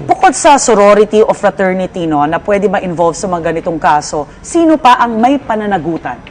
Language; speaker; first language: Filipino; native; Filipino